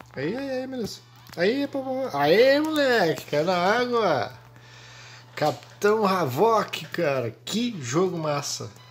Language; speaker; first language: Portuguese; native; Portuguese